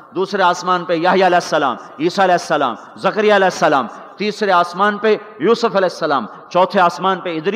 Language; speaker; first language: Urdu; non-native, local second language; Punjabi